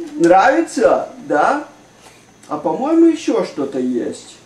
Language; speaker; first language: Russian; native; Russian